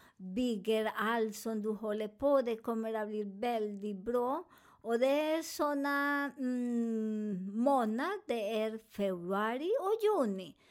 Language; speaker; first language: Swedish; non-native, learner; Spanish